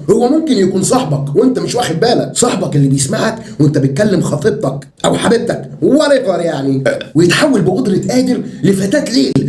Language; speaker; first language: Arabic; native; Arabic